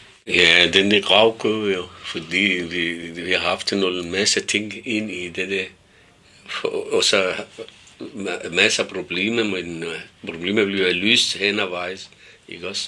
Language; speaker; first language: Danish; non-native, fluent; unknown